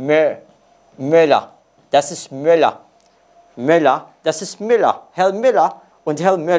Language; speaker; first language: German; non-native, fluent; Arabic